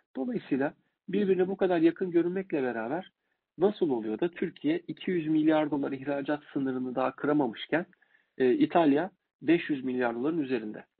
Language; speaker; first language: Turkish; native; Turkish